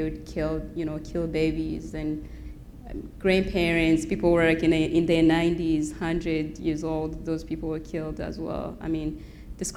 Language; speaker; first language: English; non-native, local second language; Kinyarwanda